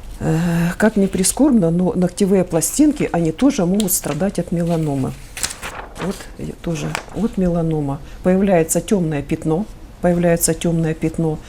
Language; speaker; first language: Russian; native; Russian